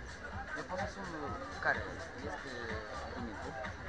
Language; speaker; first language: Romanian; non-native, learner; Russian